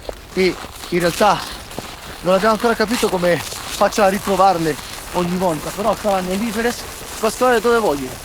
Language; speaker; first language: Italian; native; Italian